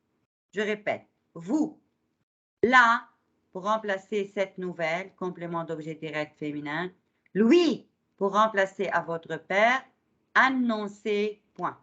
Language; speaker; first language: French; non-native, fluent; Arabic